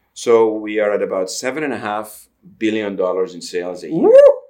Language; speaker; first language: English; non-native, fluent; Greek